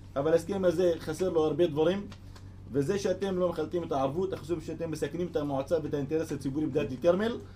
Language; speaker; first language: Hebrew; non-native, local second language; Arabic